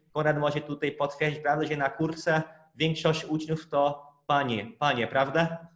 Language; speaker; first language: Polish; non-native, fluent; Portuguese